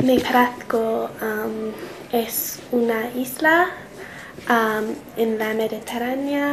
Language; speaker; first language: Spanish; non-native, learner; English